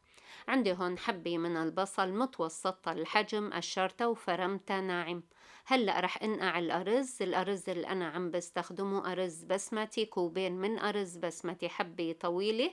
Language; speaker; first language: Arabic; native; Arabic